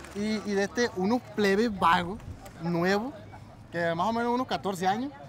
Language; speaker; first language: Spanish; native; Spanish